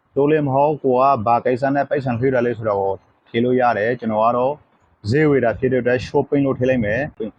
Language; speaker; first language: Burmese; non-native, local second language; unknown